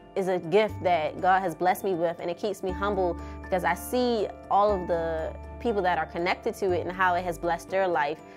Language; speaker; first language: English; native; English